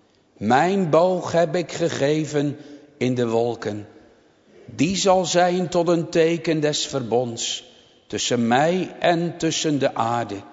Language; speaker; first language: Dutch; native; Dutch